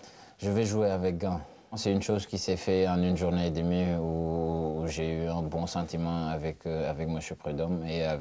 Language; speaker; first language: French; non-native, local second language; Wolof